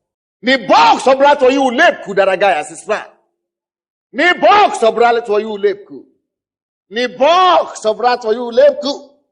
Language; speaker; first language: Russian; non-native, fluent; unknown